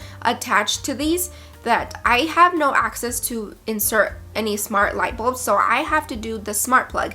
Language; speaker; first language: English; native; English